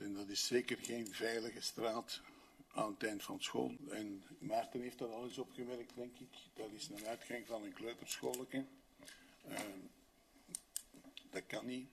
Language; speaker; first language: Dutch; native; Dutch